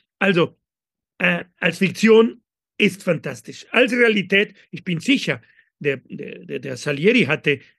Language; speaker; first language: German; non-native, fluent; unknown